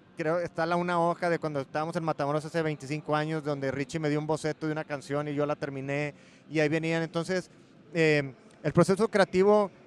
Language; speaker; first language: Spanish; native; Spanish